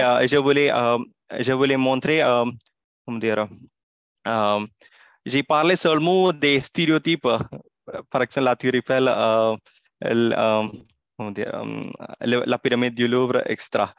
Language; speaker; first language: French; non-native, fluent; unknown